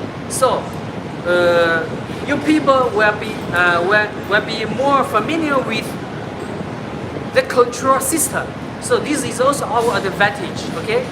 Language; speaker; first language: English; non-native, learner; Chinese